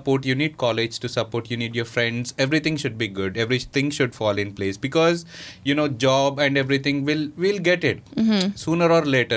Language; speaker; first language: English; non-native, local second language; Telugu